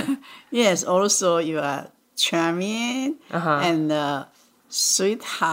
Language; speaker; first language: English; non-native, learner; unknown